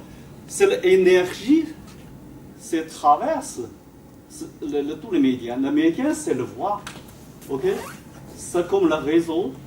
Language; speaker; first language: French; non-native, fluent; Chinese